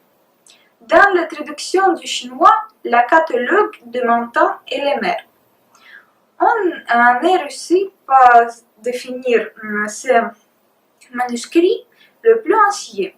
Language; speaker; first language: French; non-native, learner; Russian